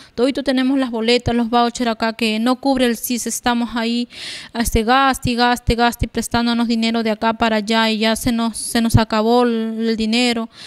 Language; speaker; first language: Spanish; native; Spanish